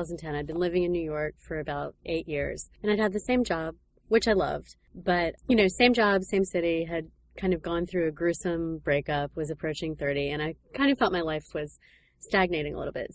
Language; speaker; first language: English; native; English